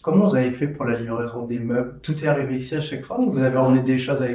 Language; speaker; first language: French; native; French